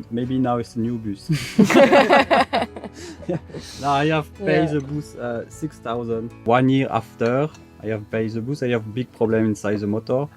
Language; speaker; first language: English; non-native, learner; French